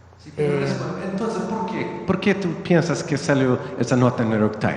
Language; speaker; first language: Spanish; non-native, learner; Swedish